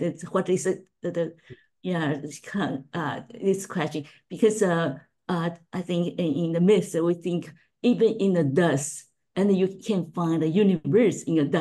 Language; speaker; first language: English; non-native, fluent; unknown